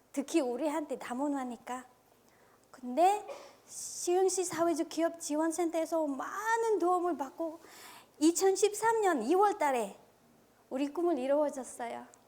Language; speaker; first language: Korean; non-native, fluent; Filipino